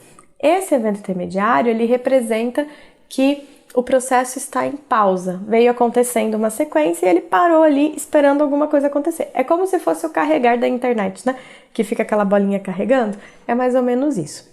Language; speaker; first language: Portuguese; native; Portuguese